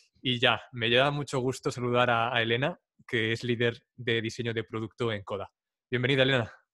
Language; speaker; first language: Spanish; native; Spanish